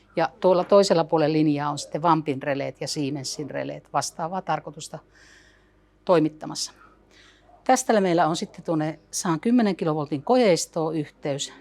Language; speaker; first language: Finnish; native; Finnish